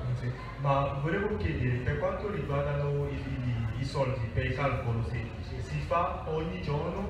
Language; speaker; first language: Italian; non-native, fluent; French